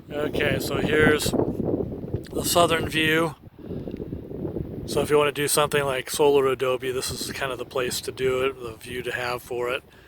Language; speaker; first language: English; native; English